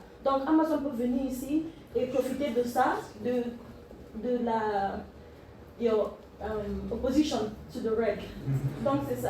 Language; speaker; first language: French; non-native, learner; English